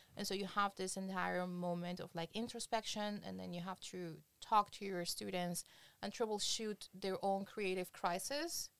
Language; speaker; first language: English; non-native, fluent; Spanish